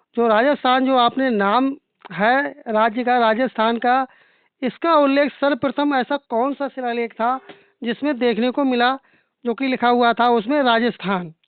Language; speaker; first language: Hindi; native; Hindi